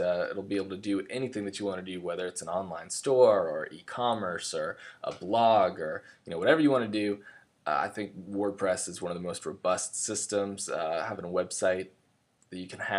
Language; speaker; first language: English; native; English